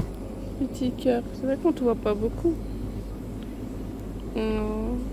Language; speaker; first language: French; native; French